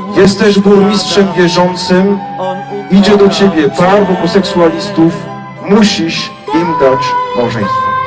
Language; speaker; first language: Polish; non-native, fluent; French